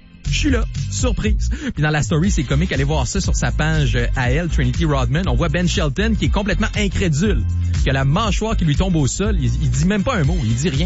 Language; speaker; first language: French; native; French